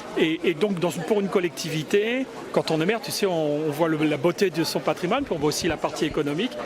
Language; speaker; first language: French; native; French